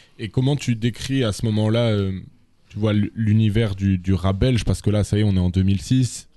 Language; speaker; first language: French; native; French